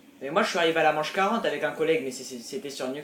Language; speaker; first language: French; native; French